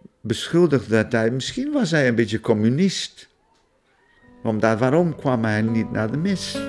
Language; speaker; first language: Dutch; non-native, fluent; Portuguese